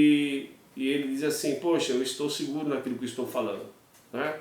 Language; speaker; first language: Portuguese; native; Portuguese